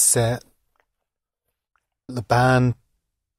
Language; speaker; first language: Spanish; non-native, learner; English